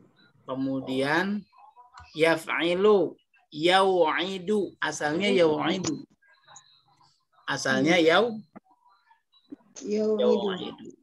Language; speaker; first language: Arabic; non-native, fluent; Indonesian